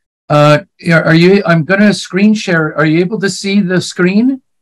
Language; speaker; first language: English; native; English